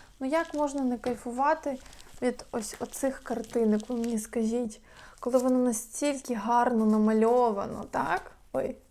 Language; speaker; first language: Ukrainian; non-native, local second language; Russian